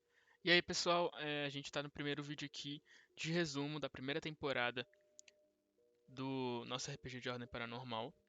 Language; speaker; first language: Portuguese; native; Portuguese